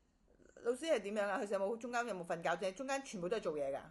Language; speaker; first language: Cantonese; native; Cantonese